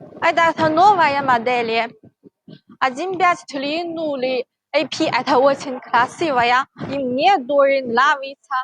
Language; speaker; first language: Russian; non-native, learner; Chinese